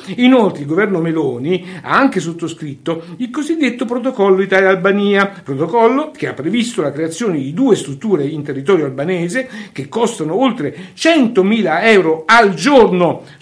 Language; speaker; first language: Italian; native; Italian